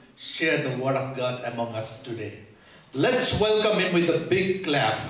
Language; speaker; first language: English; non-native, fluent; Nepali